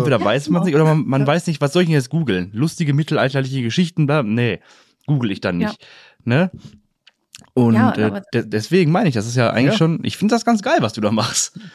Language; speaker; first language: German; native; German